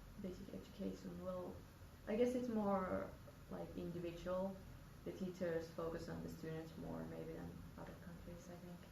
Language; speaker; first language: English; non-native, fluent; Finnish